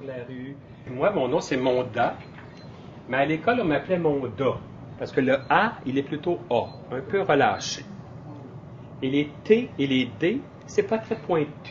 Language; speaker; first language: French; native; French